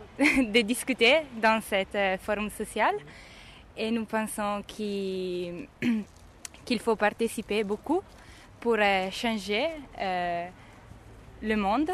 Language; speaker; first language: French; non-native, learner; Italian